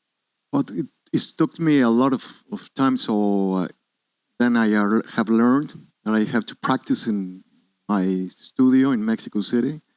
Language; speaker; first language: English; non-native, learner; Spanish